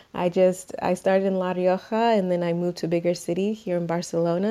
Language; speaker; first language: English; native; English